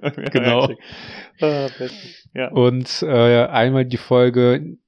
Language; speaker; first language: German; early bilingual, other home language; Russian